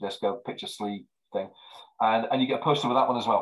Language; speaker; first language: English; native; English